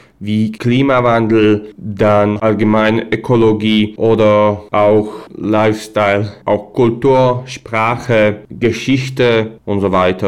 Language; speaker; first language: German; non-native, fluent; Slovak